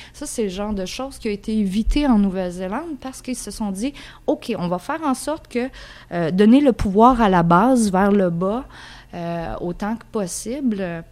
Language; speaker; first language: French; native; French